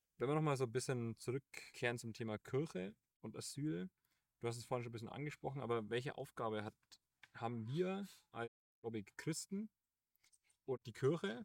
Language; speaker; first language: German; native; German